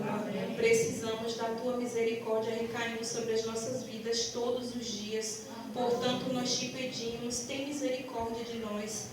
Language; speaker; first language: Portuguese; native; Portuguese